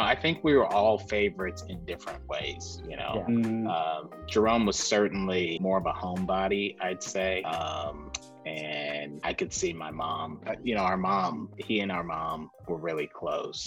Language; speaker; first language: English; native; English